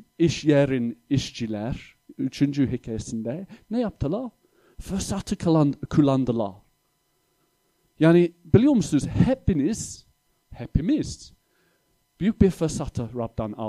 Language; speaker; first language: Turkish; non-native, fluent; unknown